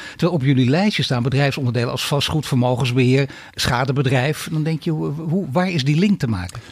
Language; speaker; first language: Dutch; native; Dutch